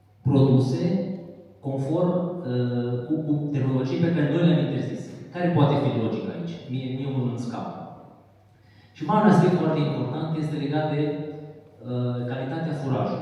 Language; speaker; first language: Romanian; native; Romanian